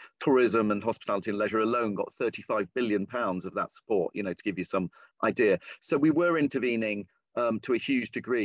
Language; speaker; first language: English; native; English